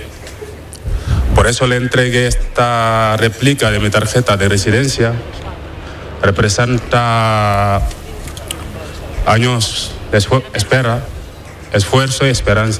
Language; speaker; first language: Spanish; non-native, fluent; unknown